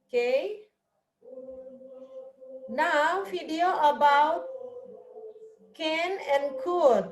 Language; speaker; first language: English; non-native, learner; Indonesian